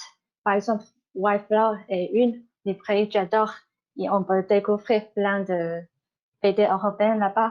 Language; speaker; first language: French; non-native, fluent; Chinese